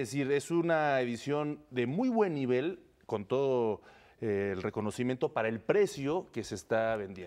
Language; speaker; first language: Spanish; native; Spanish